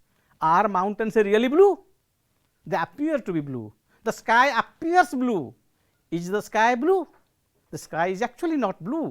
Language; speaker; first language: English; non-native, local second language; Odia